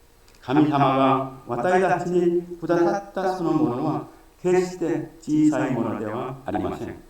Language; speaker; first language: Japanese; non-native, fluent; Korean